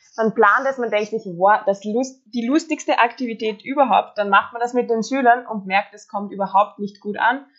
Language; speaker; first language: German; native; German